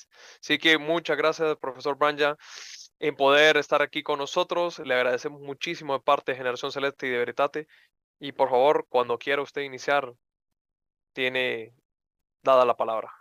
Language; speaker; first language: Spanish; native; Spanish